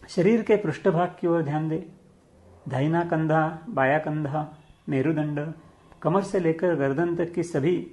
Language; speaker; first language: Hindi; non-native, local second language; Marathi